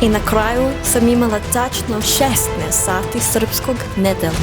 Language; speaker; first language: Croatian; non-native, learner; English